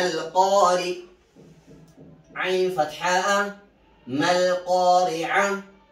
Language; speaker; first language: Arabic; non-native, fluent; Oromo